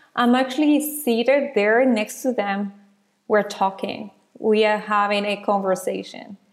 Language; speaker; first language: English; non-native, fluent; Spanish